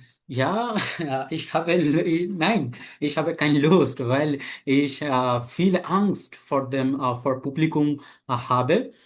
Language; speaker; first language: German; non-native, fluent; Bangla